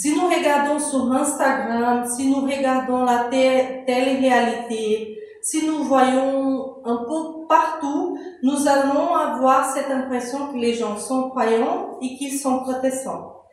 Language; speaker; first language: French; non-native, fluent; Portuguese